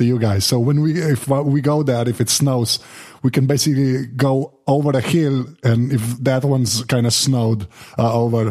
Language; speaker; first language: English; non-native, fluent; Slovenian